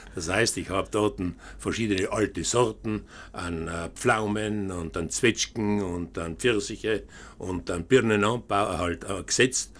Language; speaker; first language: German; native; German